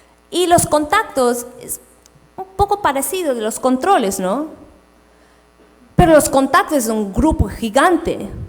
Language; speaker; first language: Spanish; non-native, fluent; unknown